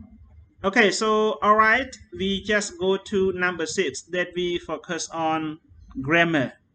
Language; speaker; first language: English; non-native, fluent; Khmer